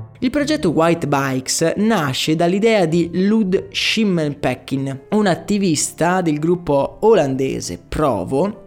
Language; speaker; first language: Italian; native; Italian